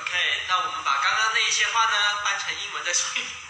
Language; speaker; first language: Chinese; native; Chinese